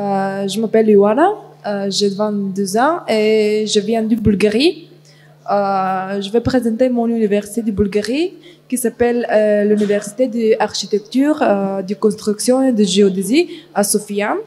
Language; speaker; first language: French; non-native, fluent; Bulgarian